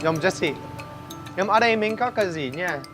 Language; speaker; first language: Vietnamese; non-native, learner; English